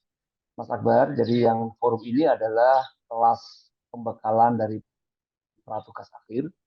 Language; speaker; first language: Indonesian; native; Indonesian